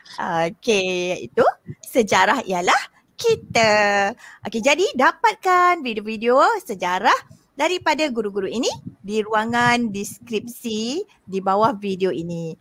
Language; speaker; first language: Malay; native; Malay